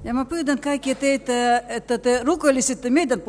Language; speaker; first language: Finnish; non-native, fluent; Russian